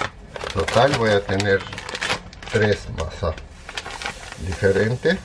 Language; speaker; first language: Spanish; non-native, fluent; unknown